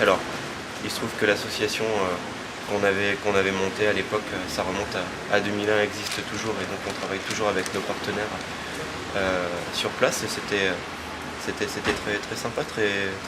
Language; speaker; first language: French; native; French